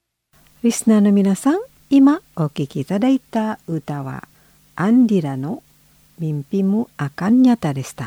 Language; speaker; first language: Japanese; non-native, fluent; Indonesian